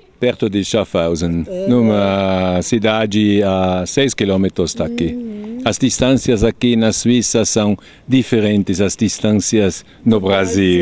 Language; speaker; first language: Portuguese; non-native, fluent; German